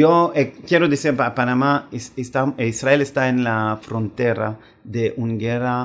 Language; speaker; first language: Spanish; non-native, fluent; Hebrew